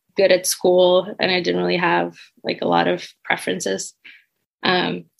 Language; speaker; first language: English; non-native, fluent; Portuguese